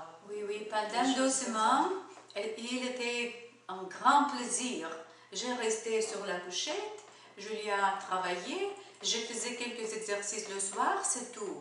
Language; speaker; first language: French; non-native, learner; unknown